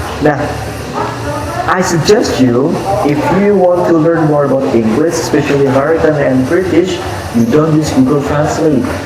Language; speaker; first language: English; non-native, fluent; Indonesian